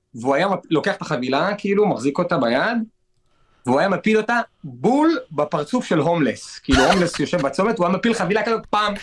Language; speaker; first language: Hebrew; native; Hebrew